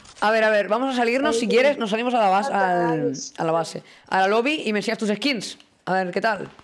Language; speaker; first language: Spanish; native; Spanish